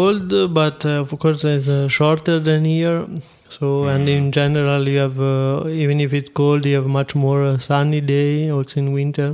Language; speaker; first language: English; non-native, fluent; Italian